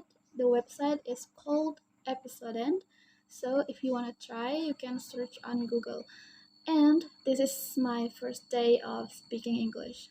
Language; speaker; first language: English; non-native, learner; Indonesian